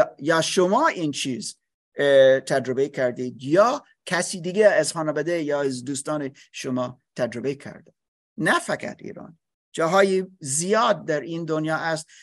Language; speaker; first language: Persian; non-native, learner; English